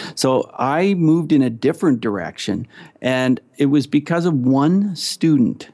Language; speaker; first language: English; native; English